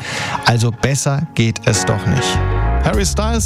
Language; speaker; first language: German; native; German